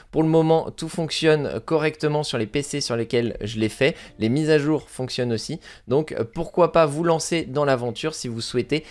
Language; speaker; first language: French; native; French